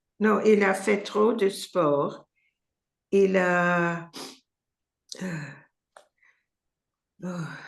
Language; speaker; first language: French; non-native, learner; English